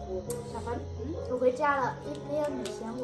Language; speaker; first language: Chinese; non-native, learner; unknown